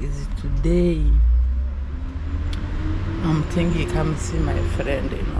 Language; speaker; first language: English; non-native, learner; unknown